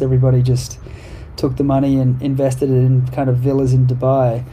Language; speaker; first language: English; native; English